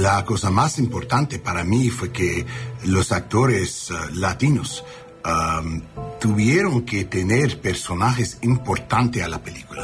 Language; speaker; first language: Spanish; non-native, learner; English